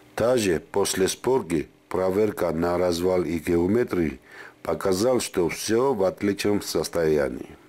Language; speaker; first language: Russian; non-native, fluent; Georgian